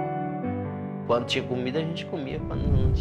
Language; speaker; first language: Portuguese; native; Portuguese